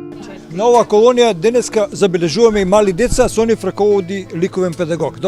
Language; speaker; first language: Macedonian; native; Macedonian